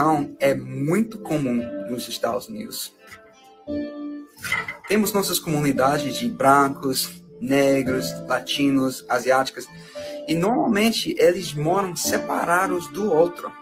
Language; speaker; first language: Portuguese; non-native, fluent; English